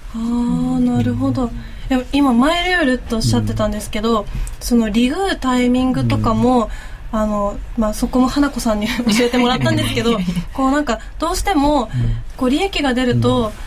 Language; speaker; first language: Japanese; native; Japanese